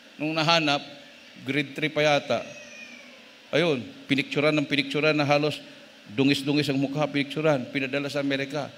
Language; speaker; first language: Filipino; non-native, local second language; Cebuano